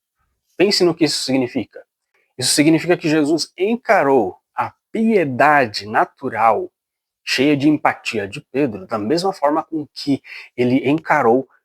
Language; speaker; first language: Portuguese; native; Portuguese